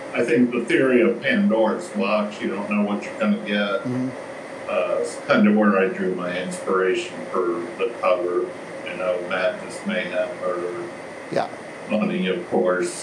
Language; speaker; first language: English; native; English